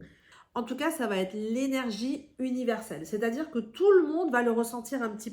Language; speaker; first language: French; native; French